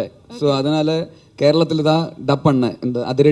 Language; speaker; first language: Tamil; non-native, learner; Malayalam